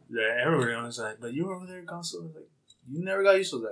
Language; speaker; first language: English; early bilingual, other home language; Spanish